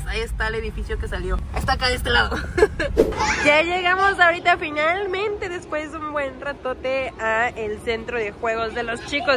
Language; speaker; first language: Spanish; native; Spanish